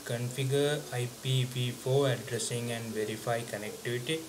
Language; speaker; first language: English; non-native, local second language; Sinhala